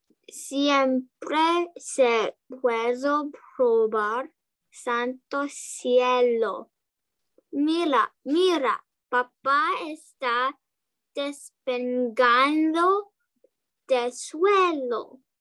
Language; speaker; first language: Spanish; non-native, learner; English